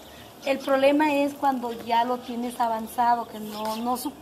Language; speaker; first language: Spanish; native; Spanish